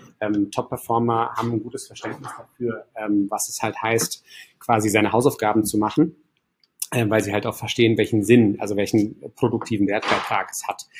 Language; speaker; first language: German; early bilingual, other home language; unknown